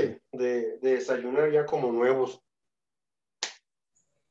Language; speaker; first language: Spanish; native; Spanish